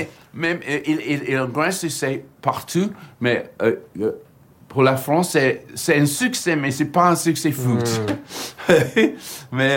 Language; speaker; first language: French; non-native, learner; English